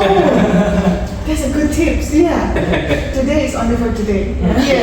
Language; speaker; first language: English; non-native, fluent; Indonesian